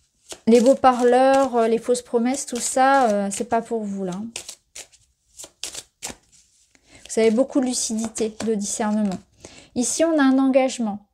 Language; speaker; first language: French; native; French